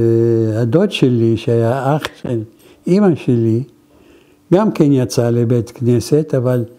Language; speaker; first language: Hebrew; non-native, fluent; Arabic